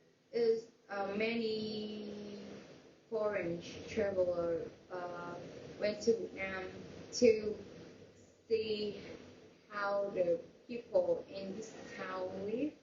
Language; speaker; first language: English; non-native, learner; Vietnamese